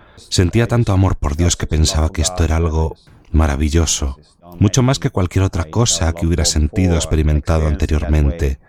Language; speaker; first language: Spanish; non-native, fluent; Dutch